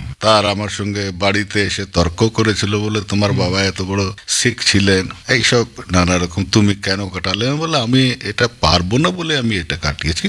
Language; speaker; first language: Bangla; native; Bangla